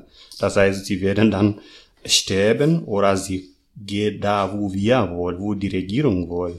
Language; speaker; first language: German; non-native, fluent; Masai